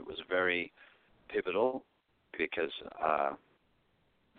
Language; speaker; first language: English; non-native, local second language; Greek